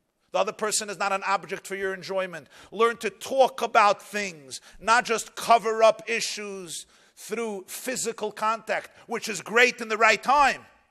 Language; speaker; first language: English; native; English